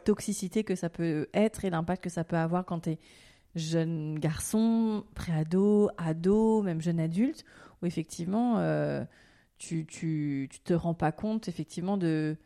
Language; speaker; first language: French; native; French